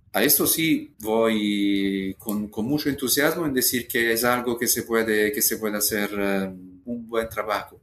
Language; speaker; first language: Spanish; non-native, fluent; Italian